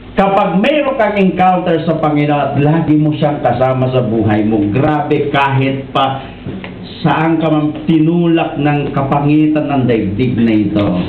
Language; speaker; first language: Filipino; non-native, local second language; Iloko